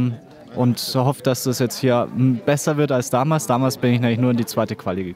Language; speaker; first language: German; native; German